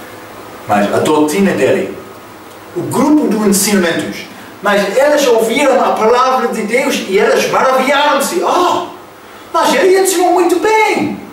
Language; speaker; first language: Portuguese; non-native, fluent; English